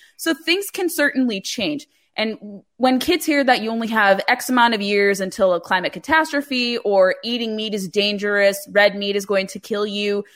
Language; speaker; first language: English; native; English